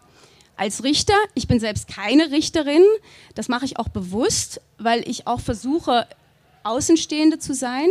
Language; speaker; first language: German; native; German